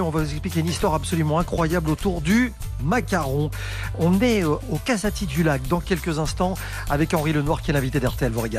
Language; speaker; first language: French; native; French